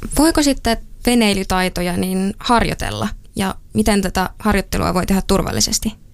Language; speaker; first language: Finnish; native; Finnish